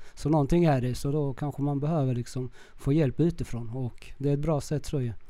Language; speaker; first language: Swedish; early bilingual, other home language; Spanish